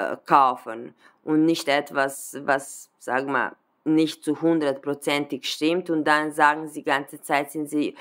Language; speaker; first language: German; non-native, fluent; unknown